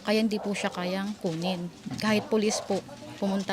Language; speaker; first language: Filipino; native; Filipino